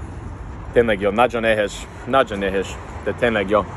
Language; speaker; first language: Hungarian; non-native, learner; English